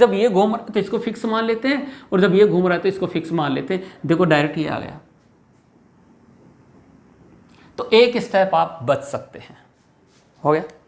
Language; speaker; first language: Hindi; native; Hindi